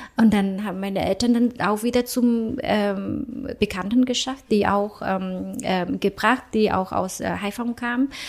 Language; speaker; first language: German; early bilingual, other home language; Vietnamese